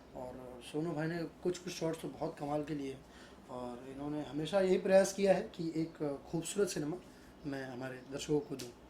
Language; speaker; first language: Hindi; native; Hindi